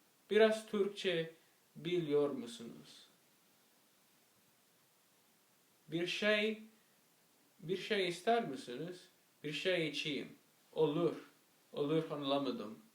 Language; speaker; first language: Turkish; non-native, learner; English